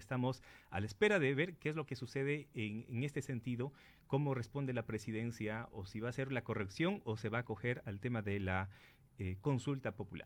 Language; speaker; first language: Spanish; native; Spanish